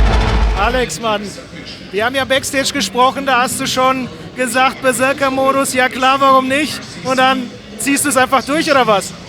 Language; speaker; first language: German; native; German